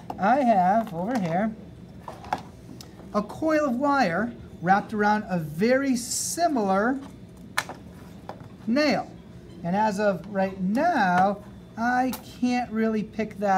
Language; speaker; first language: English; native; English